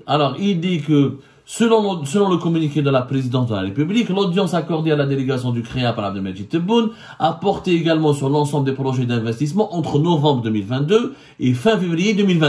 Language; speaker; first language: French; non-native, local second language; Arabic